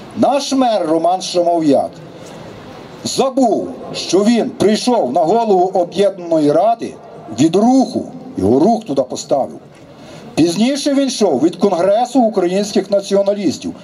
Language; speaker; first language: Ukrainian; native; Ukrainian